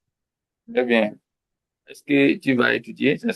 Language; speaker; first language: French; non-native, fluent; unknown